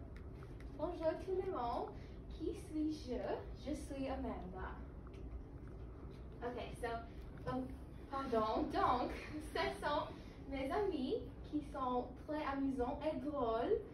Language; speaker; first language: French; non-native, learner; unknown